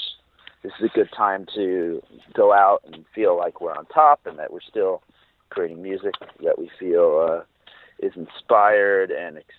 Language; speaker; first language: English; native; English